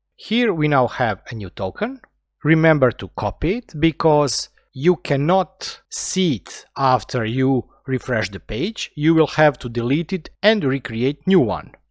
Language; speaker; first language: English; non-native, fluent; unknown